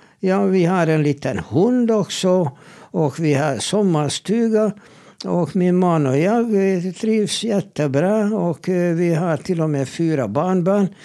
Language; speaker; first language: Swedish; non-native, fluent; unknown